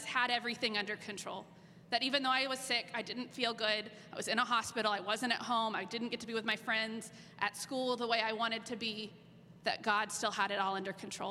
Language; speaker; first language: English; native; English